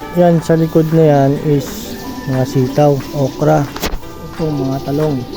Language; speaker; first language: Filipino; non-native, local second language; Cebuano